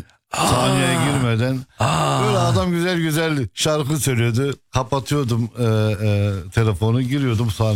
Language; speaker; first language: Turkish; non-native, fluent; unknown